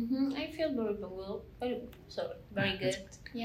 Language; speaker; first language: English; non-native, learner; Spanish